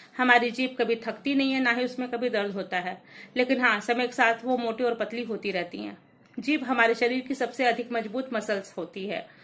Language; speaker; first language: Hindi; native; Hindi